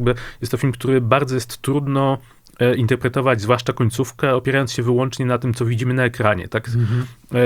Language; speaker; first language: Polish; native; Polish